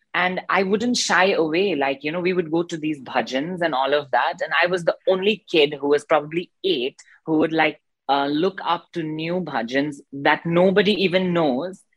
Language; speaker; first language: English; non-native, local second language; Nepali